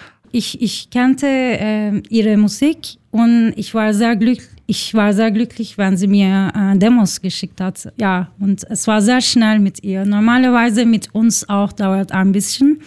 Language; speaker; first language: German; non-native, learner; Turkish